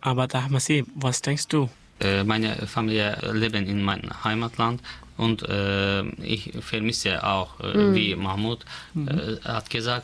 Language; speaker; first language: German; non-native, learner; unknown